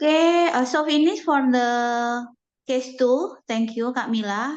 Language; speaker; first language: English; non-native, learner; Indonesian